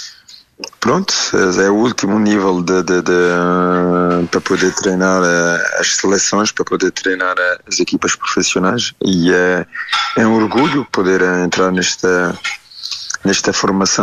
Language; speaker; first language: Portuguese; early bilingual, heritage; French